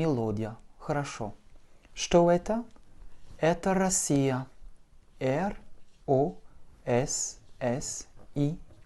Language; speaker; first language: Russian; non-native, fluent; French